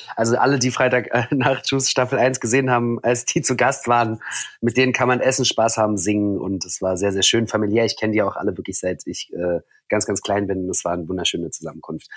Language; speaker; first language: German; early bilingual, other home language; Russian